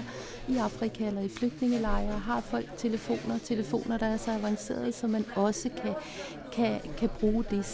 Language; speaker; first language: Danish; native; Danish